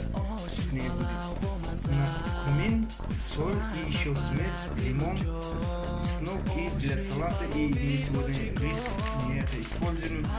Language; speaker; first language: Russian; non-native, local second language; Tajik